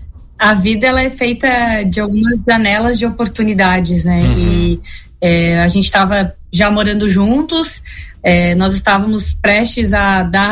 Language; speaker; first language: Portuguese; native; Portuguese